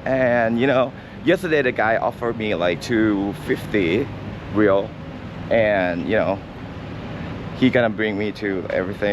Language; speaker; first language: English; non-native, fluent; Japanese